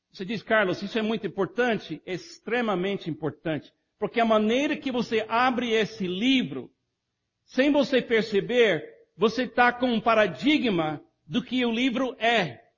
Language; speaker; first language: Portuguese; non-native, fluent; English